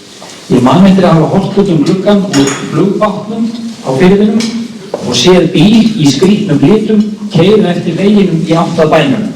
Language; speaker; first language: Icelandic; native; Icelandic